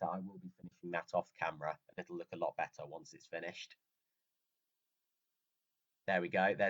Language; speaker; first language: English; native; English